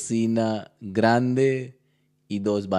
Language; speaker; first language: Spanish; non-native, learner; Hindi